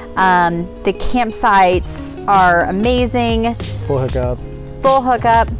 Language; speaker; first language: English; native; English